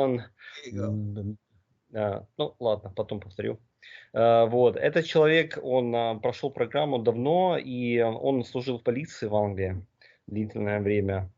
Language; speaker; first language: Russian; native; Russian